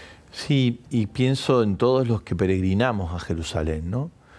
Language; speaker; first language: Spanish; native; Spanish